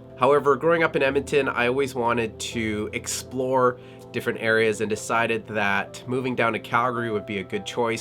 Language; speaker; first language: English; native; English